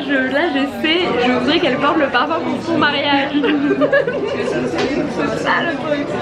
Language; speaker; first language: French; native; French